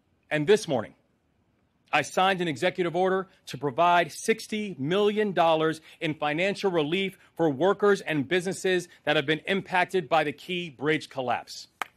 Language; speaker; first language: English; native; English